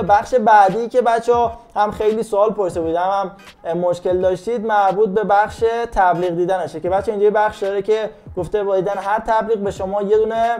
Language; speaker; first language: Persian; native; Persian